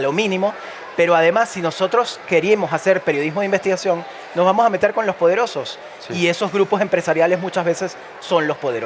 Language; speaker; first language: Spanish; native; Spanish